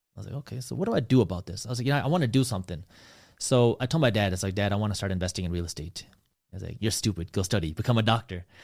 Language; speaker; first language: English; early bilingual, other home language; Punjabi